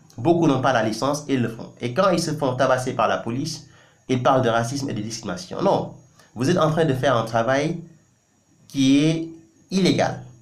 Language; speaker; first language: French; non-native, local second language; Wolof